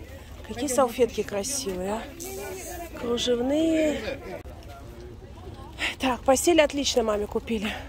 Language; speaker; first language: Russian; native; Russian